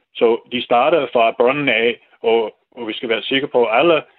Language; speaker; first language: Danish; non-native, fluent; English